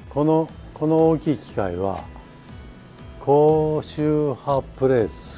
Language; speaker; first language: Japanese; native; Japanese